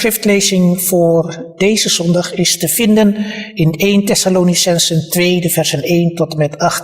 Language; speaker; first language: Dutch; early bilingual, other home language; Malay